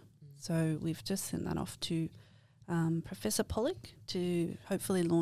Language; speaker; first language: English; native; English